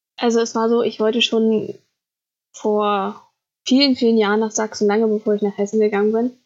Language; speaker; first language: German; native; German